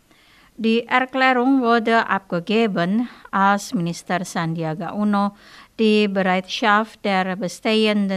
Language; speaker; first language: German; non-native, fluent; Indonesian